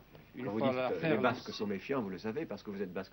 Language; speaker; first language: French; native; French